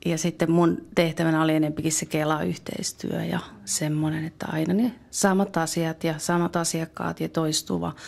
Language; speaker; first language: Finnish; native; Finnish